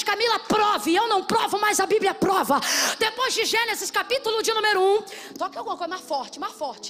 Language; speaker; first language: Portuguese; native; Portuguese